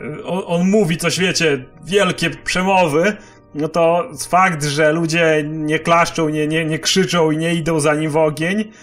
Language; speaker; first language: Polish; native; Polish